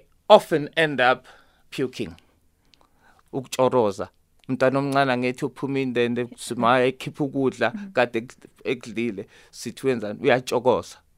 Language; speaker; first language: English; non-native, local second language; Zulu